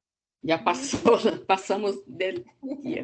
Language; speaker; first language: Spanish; non-native, learner; Portuguese